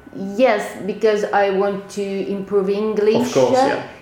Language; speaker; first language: English; non-native, learner; Italian